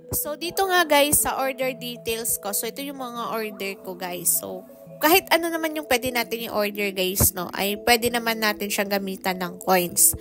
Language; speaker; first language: Filipino; non-native, local second language; Cebuano